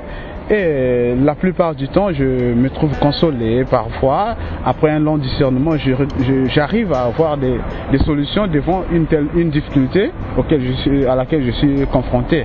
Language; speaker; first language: French; non-native, local second language; Kongo